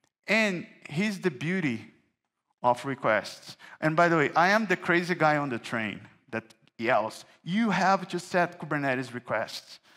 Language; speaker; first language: English; non-native, fluent; Portuguese